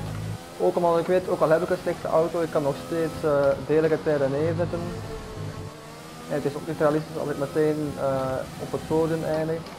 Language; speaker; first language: Dutch; native; Dutch